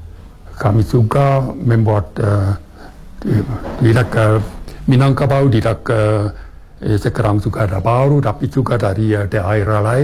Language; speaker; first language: Indonesian; non-native, fluent; German